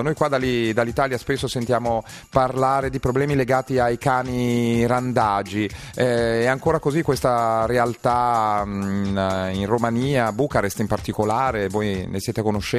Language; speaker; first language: Italian; native; Italian